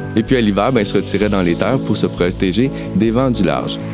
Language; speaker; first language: French; native; French